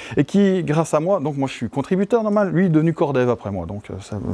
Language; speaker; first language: French; native; French